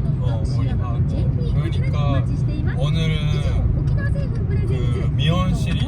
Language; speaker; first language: Korean; non-native, fluent; Japanese